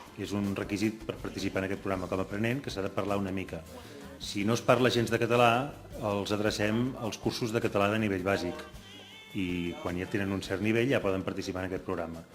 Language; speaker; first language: Catalan; native; Catalan